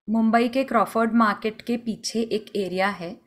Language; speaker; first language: Hindi; non-native, local second language; Marathi